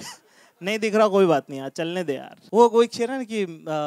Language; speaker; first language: Hindi; native; Hindi